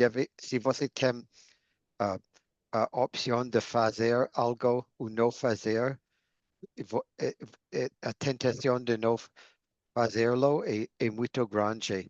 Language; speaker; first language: Portuguese; non-native, learner; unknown